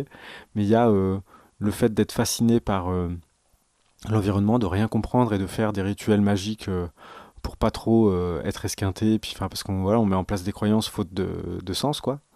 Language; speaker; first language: French; native; French